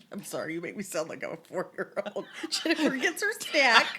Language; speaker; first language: English; native; English